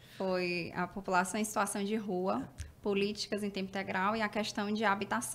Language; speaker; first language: Portuguese; native; Portuguese